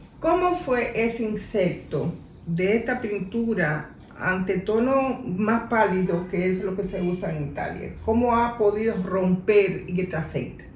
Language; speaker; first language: Spanish; native; Spanish